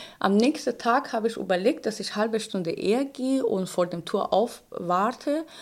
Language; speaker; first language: German; non-native, fluent; Persian